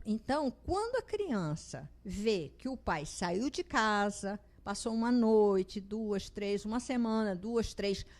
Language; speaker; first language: Portuguese; native; Portuguese